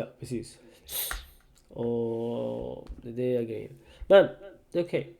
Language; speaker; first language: Swedish; non-native, learner; Urdu